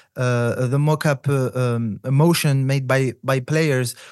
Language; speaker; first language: English; non-native, fluent; Arabic